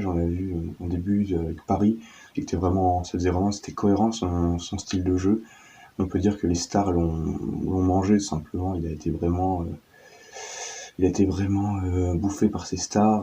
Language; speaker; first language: French; native; French